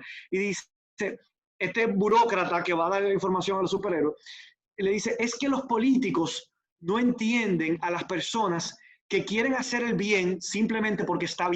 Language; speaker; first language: Spanish; native; Spanish